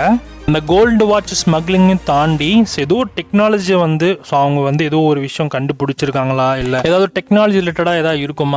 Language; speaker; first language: Tamil; native; Tamil